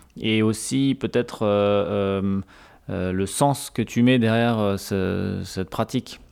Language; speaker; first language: French; native; French